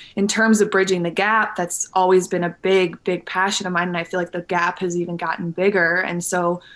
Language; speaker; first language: English; native; English